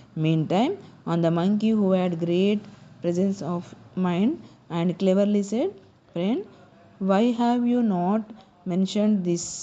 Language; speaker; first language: English; non-native, local second language; Telugu